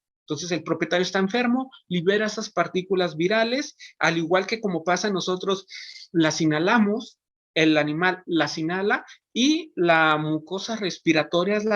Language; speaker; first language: Spanish; native; Spanish